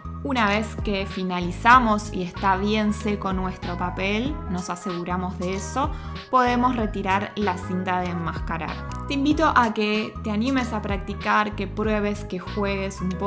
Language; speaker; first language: Spanish; native; Spanish